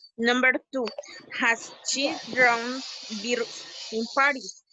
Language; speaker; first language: English; non-native, learner; Spanish